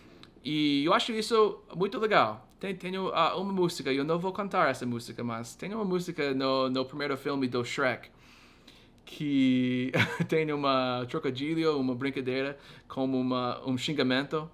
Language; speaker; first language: Portuguese; non-native, fluent; English